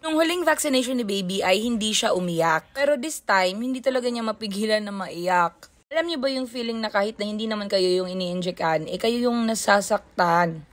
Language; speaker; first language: Filipino; non-native, local second language; Cebuano